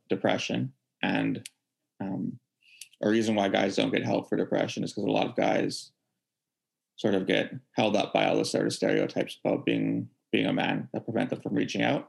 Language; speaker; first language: English; native; English